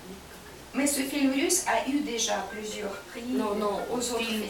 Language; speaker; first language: French; non-native, fluent; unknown